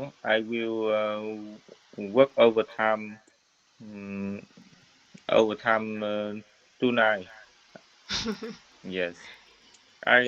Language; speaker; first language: English; non-native, learner; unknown